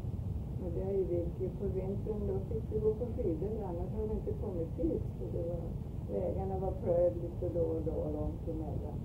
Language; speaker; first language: Swedish; early bilingual, heritage; Swedish